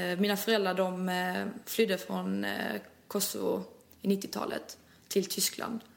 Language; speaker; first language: Swedish; early bilingual, other home language; Albanian